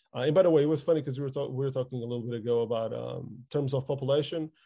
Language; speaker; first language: English; non-native, fluent; Portuguese